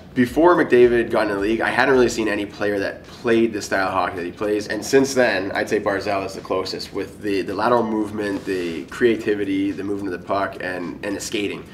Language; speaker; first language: English; native; English